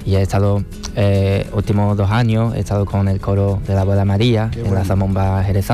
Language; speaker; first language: Spanish; non-native, fluent; Chinese